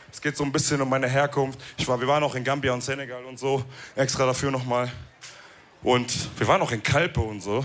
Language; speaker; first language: German; early bilingual, other home language; Wolof